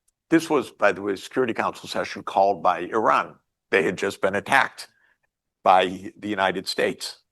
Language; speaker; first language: English; native; English